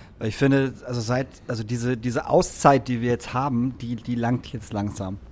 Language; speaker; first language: German; native; German